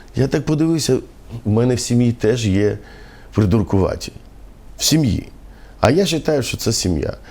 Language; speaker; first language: Ukrainian; non-native, local second language; Romany